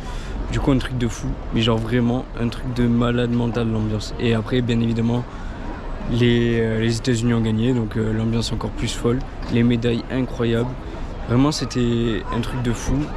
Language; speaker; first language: French; native; French